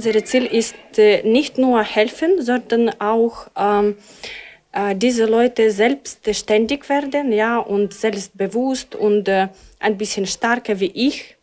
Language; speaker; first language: German; non-native, learner; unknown